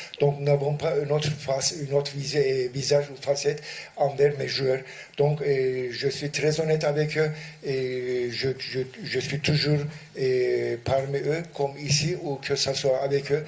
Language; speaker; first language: French; non-native, fluent; Turkish